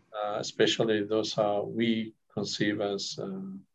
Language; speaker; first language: English; non-native, fluent; Kurdish